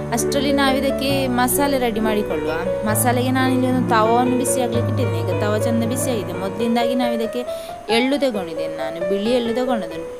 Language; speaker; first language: Kannada; non-native, local second language; Tulu